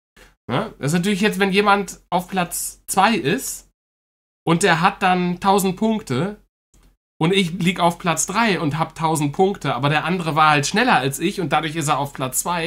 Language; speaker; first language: German; native; German